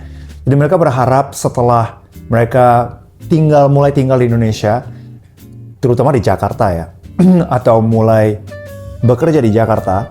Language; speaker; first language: Indonesian; non-native, fluent; Japanese